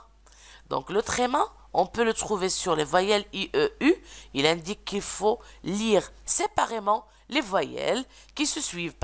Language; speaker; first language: French; non-native, local second language; Arabic